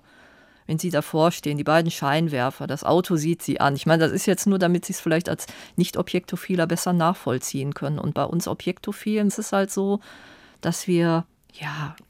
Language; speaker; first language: German; native; German